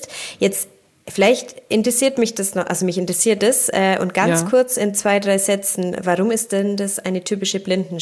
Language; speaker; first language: German; native; German